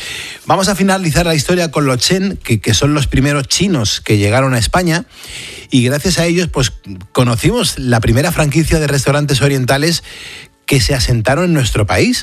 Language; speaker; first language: Spanish; native; Spanish